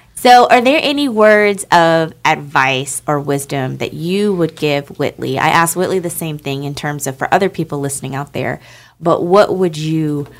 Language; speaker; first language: English; native; English